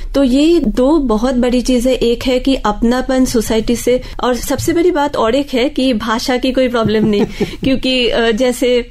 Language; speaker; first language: Hindi; non-native, local second language; Bangla